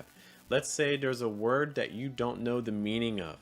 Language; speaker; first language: English; native; English